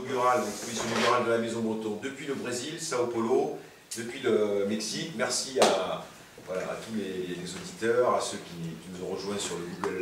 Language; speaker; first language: French; native; French